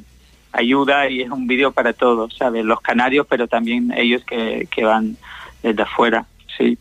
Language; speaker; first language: Spanish; non-native, learner; English